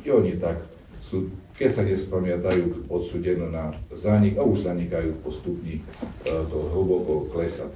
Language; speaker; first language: Slovak; non-native, local second language; Rusyn